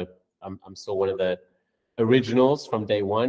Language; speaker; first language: English; native; English